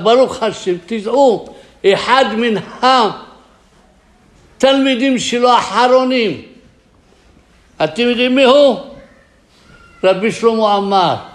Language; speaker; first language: Hebrew; non-native, fluent; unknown